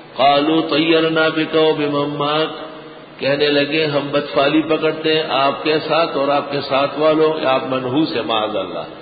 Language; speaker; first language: Urdu; native; Urdu